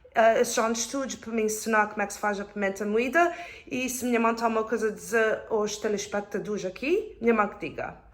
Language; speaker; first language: Portuguese; early bilingual, other home language; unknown